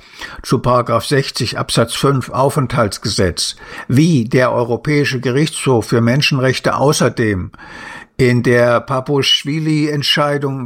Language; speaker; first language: German; native; German